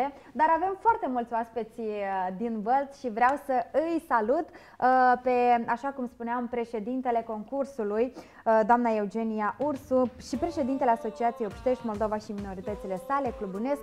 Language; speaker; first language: Romanian; native; Romanian